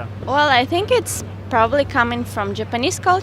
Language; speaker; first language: English; non-native, fluent; Hebrew